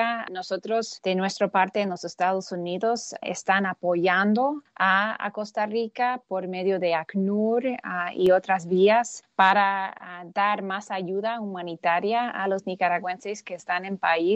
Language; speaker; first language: Spanish; non-native, fluent; English